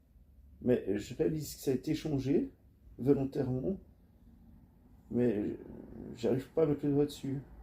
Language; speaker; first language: French; native; French